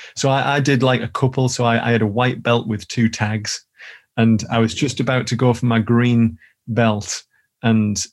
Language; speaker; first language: English; native; English